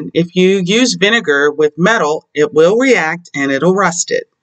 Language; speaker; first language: English; native; English